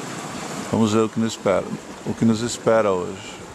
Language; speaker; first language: Portuguese; native; Portuguese